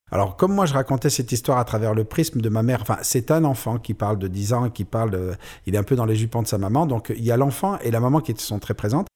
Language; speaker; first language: French; native; French